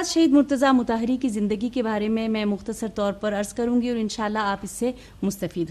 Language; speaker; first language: Urdu; native; Urdu